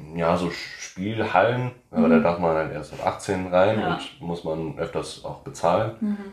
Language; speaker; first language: German; early bilingual, heritage; English